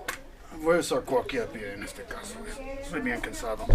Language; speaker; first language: Spanish; non-native, learner; English